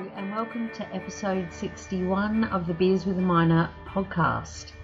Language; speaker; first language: English; native; English